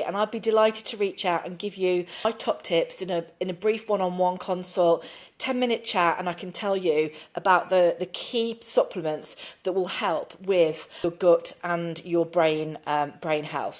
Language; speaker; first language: English; native; English